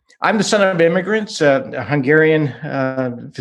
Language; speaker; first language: English; early bilingual, other home language; Hungarian